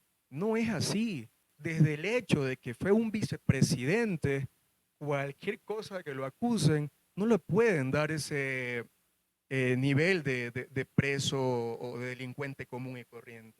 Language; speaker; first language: Spanish; native; Spanish